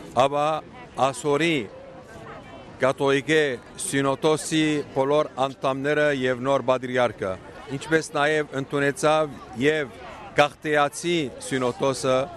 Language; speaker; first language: Armenian; early bilingual, heritage; Armenian